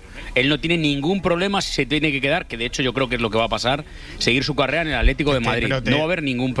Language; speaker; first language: Spanish; native; Spanish